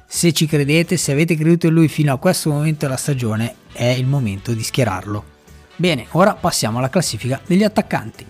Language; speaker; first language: Italian; native; Italian